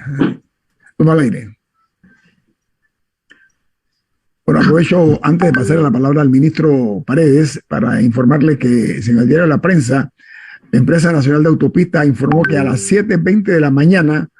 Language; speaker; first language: Spanish; native; Spanish